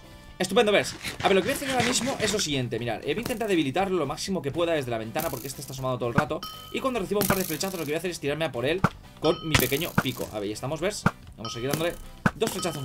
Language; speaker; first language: Spanish; native; Spanish